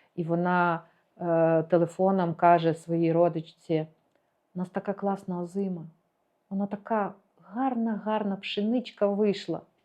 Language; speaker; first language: Ukrainian; native; Ukrainian